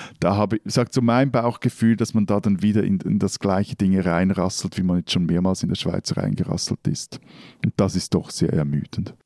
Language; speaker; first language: German; native; German